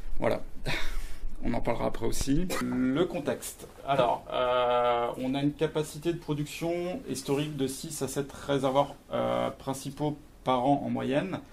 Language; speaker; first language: French; native; French